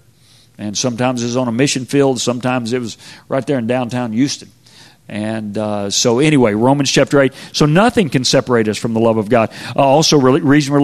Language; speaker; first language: English; native; English